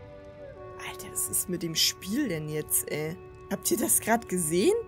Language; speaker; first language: German; native; German